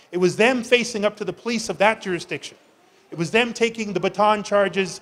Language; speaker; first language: English; native; English